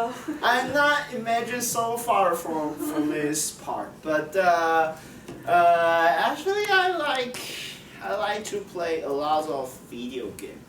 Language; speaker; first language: English; non-native, learner; Chinese